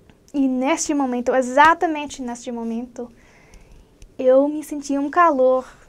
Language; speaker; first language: Portuguese; non-native, fluent; English